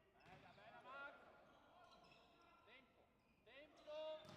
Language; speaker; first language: Italian; native; Italian